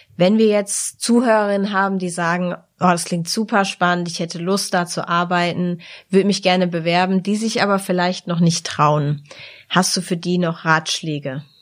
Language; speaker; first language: German; native; German